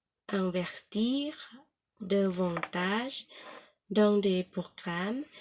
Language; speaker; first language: French; non-native, learner; Thai